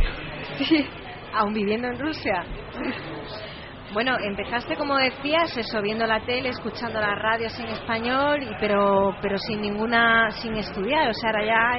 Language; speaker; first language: Spanish; native; Spanish